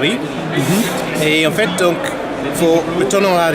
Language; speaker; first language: French; non-native, learner; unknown